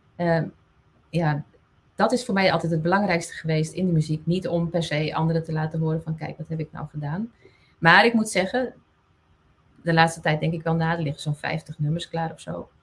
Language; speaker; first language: Dutch; non-native, local second language; Western Frisian